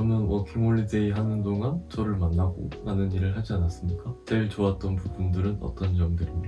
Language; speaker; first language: Korean; native; Korean